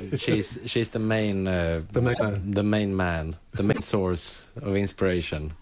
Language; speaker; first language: English; non-native, fluent; Swedish